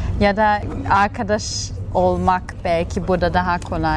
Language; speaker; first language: Turkish; non-native, fluent; German